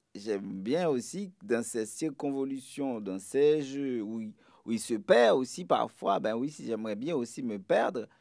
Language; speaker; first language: French; non-native, local second language; Haitian Creole